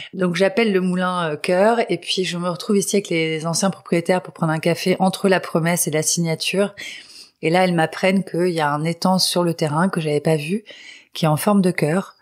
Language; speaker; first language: French; non-native, local second language; Arabic